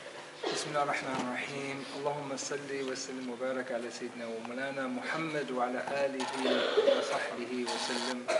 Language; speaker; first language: Arabic; non-native, fluent; English